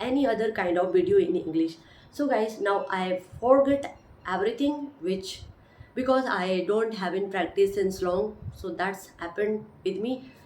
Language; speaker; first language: English; non-native, learner; Hindi